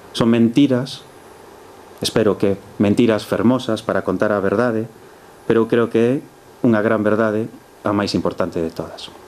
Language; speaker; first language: Galician; early bilingual, heritage; Galician